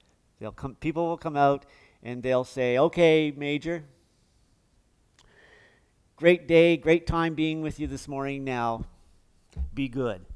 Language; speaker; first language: English; native; English